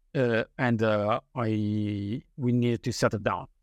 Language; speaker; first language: English; non-native, learner; Italian